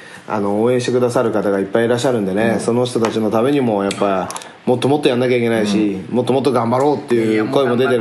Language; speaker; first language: Japanese; native; Japanese